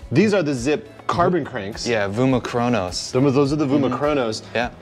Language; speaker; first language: English; native; English